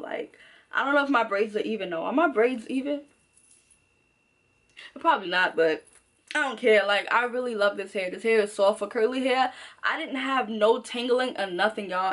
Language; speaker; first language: English; native; English